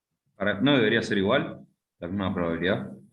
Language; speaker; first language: Spanish; native; Spanish